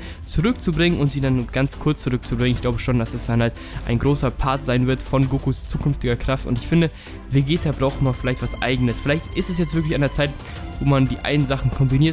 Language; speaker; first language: German; native; German